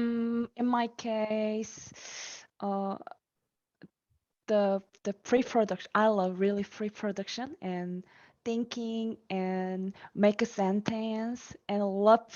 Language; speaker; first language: English; non-native, learner; Korean